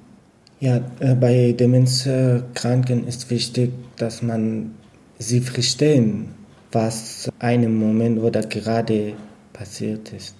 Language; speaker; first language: German; non-native, learner; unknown